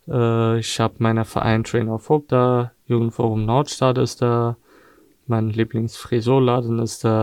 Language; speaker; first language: German; non-native, fluent; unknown